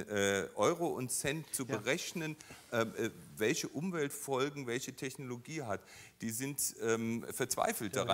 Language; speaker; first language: German; native; German